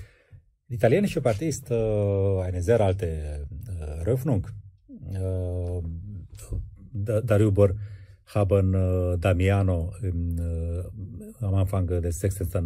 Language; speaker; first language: German; non-native, fluent; Romanian